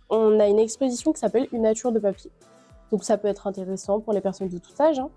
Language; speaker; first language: French; native; French